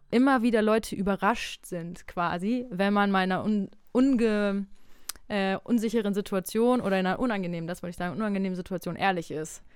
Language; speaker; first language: German; native; German